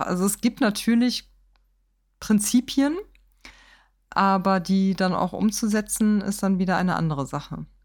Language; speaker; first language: German; native; German